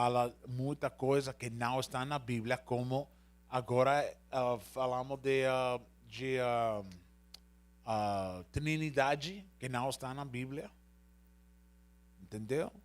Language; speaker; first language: Portuguese; non-native, learner; Spanish